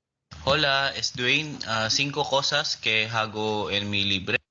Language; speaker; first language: Spanish; non-native, learner; Filipino